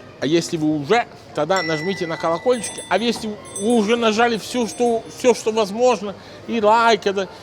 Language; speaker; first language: Russian; non-native, fluent; Italian